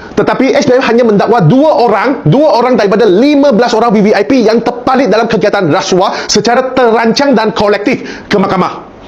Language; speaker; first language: Malay; non-native, local second language; Chinese